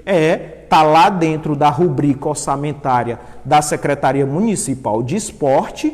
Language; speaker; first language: Portuguese; native; Portuguese